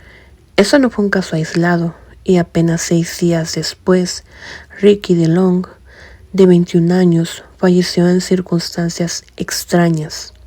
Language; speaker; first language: Spanish; native; Spanish